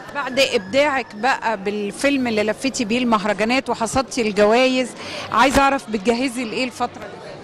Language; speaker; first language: Egyptian Arabic; native; Egyptian Arabic